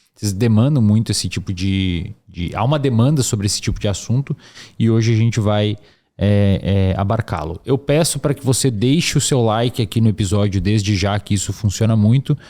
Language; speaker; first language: Portuguese; native; Portuguese